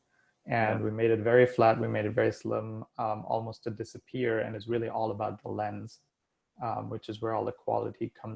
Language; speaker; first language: English; non-native, fluent; German